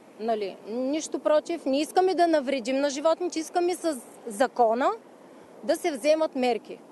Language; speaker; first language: Bulgarian; native; Bulgarian